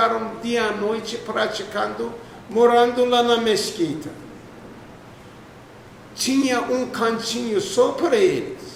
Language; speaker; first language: Portuguese; non-native, fluent; Turkish